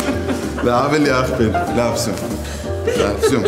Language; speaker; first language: Russian; non-native, learner; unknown